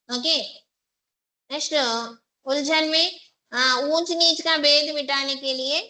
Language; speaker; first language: Hindi; non-native, local second language; Telugu